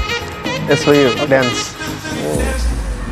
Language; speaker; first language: English; non-native, learner; Balinese